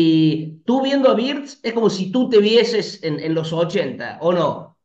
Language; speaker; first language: Spanish; native; Spanish